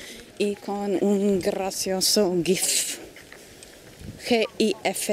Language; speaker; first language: Spanish; non-native, fluent; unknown